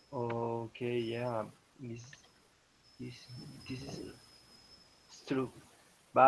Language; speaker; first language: English; non-native, learner; Spanish